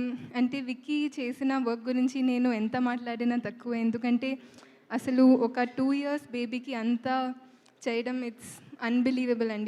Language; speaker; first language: Telugu; non-native, fluent; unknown